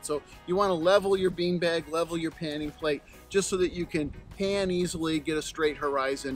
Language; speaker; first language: English; native; English